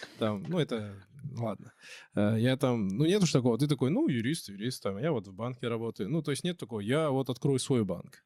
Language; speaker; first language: Russian; native; Russian